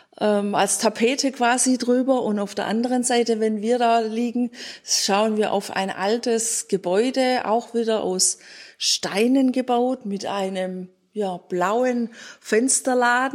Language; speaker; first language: German; native; German